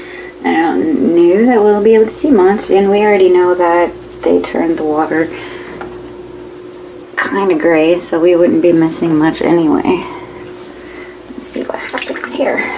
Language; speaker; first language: English; native; English